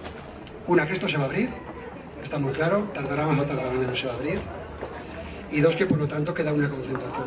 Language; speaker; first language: Spanish; native; Spanish